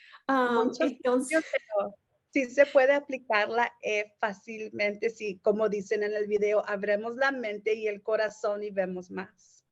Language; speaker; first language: Spanish; early bilingual, heritage; Spanish